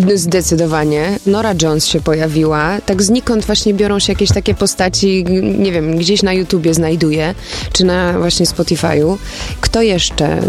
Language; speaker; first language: Polish; early bilingual, heritage; Polish